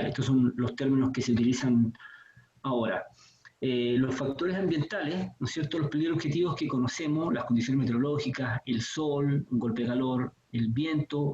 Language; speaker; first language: Spanish; native; Spanish